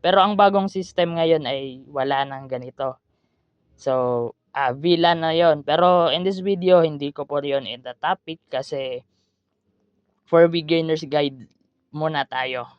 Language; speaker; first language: Filipino; non-native, local second language; Cebuano